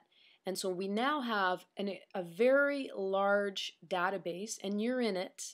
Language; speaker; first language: English; native; English